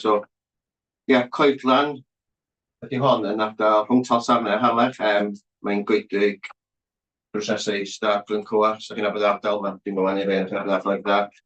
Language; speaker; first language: Welsh; native; Welsh